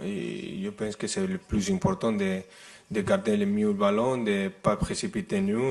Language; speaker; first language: French; non-native, fluent; Spanish